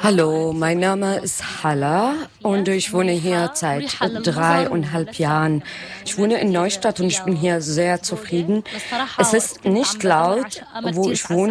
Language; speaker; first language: German; non-native, learner; Arabic